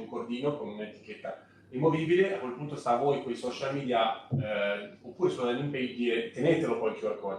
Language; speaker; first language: Italian; native; Italian